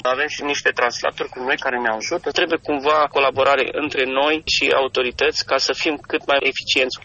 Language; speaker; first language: Romanian; native; Romanian